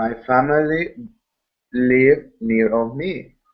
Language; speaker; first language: English; non-native, learner; Spanish